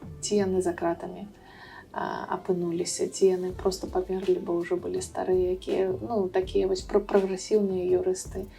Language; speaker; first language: Belarusian; non-native, local second language; Russian